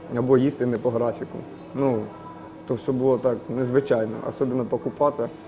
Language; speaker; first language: Ukrainian; non-native, local second language; Russian